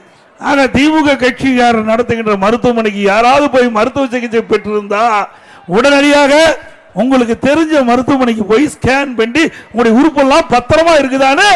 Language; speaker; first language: Tamil; native; Tamil